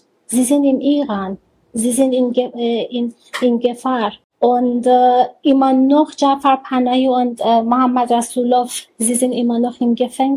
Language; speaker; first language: German; non-native, learner; Persian